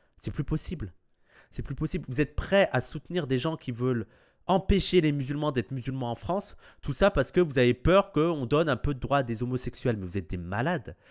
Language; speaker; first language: French; native; French